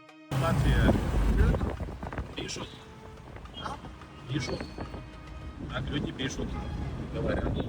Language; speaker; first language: Russian; non-native, fluent; Latvian